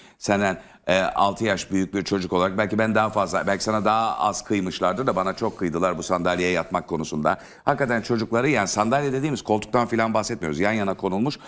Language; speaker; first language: Turkish; native; Turkish